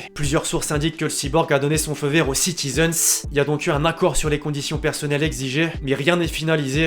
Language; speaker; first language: French; native; French